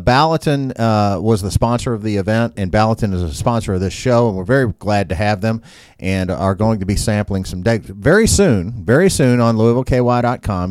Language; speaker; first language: English; native; English